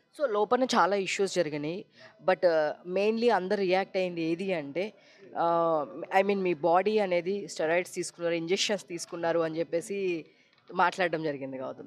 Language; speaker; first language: Telugu; native; Telugu